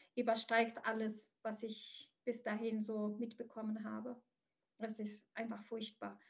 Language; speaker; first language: German; early bilingual, other home language; Arabic